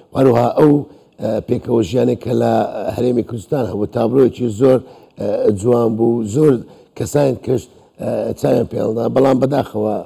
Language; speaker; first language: Central Kurdish; non-native, local second language; Turkish